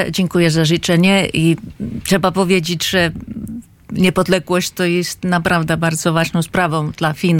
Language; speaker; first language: Polish; non-native, fluent; Finnish